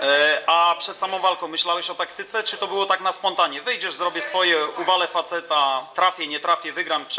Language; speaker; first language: Polish; native; Polish